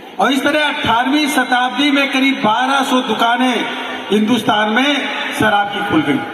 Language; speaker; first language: Hindi; native; Hindi